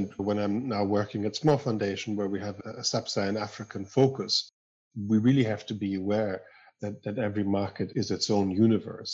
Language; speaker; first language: English; non-native, fluent; German